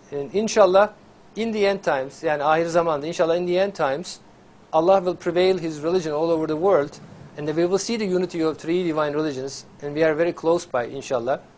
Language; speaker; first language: English; non-native, fluent; Turkish